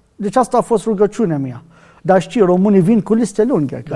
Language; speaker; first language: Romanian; non-native, learner; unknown